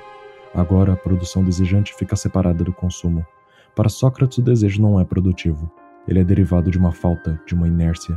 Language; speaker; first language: Portuguese; native; Portuguese